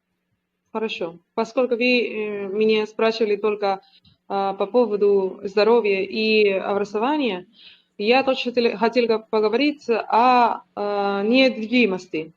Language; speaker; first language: Russian; non-native, learner; Spanish